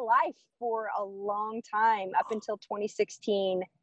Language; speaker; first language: English; native; English